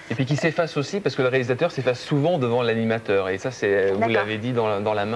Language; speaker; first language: French; native; French